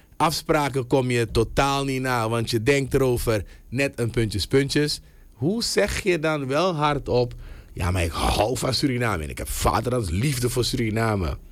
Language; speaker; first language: Dutch; native; Dutch